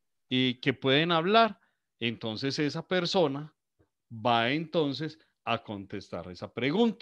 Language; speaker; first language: Spanish; native; Spanish